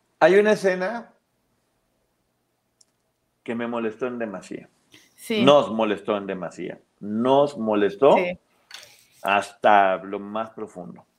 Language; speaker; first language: Spanish; native; Spanish